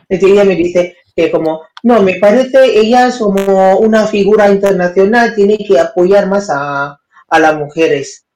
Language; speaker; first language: Spanish; non-native, learner; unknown